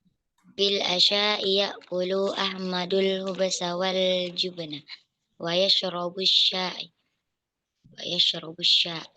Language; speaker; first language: Arabic; non-native, learner; Indonesian